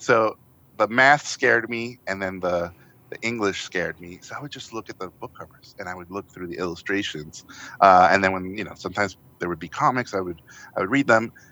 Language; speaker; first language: English; non-native, fluent; Spanish